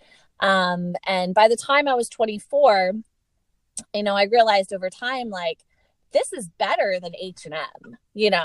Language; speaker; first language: English; native; English